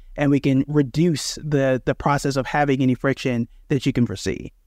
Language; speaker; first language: English; native; English